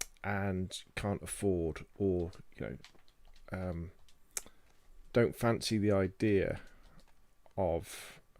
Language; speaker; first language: English; native; English